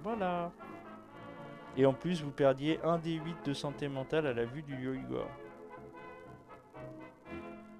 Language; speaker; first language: French; native; French